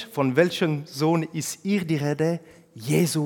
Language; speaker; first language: German; non-native, fluent; French